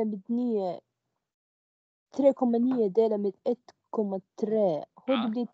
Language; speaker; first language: Swedish; non-native, learner; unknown